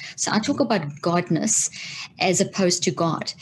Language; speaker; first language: English; native; English